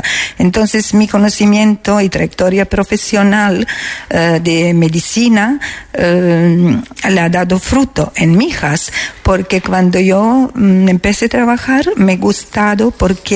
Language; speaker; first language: Spanish; non-native, learner; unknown